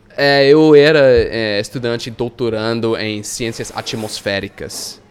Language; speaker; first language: Portuguese; non-native, fluent; English